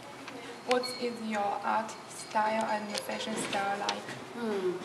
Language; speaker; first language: English; non-native, learner; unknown